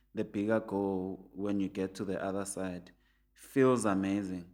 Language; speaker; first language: English; non-native, local second language; Venda